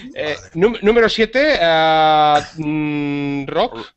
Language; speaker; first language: Spanish; native; Spanish